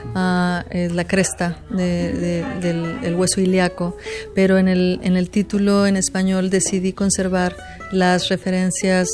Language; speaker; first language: Spanish; native; Spanish